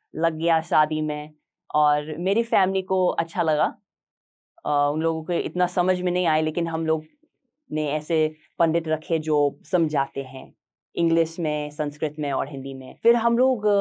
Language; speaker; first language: Hindi; non-native, fluent; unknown